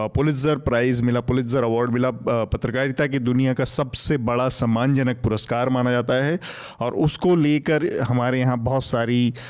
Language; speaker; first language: Hindi; native; Hindi